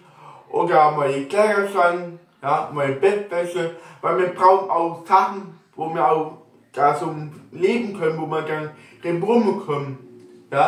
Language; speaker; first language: German; non-native, local second language; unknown